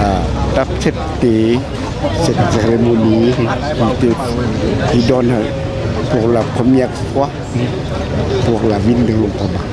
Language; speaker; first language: French; non-native, learner; Lao